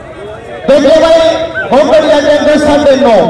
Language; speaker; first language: Hindi; native; Hindi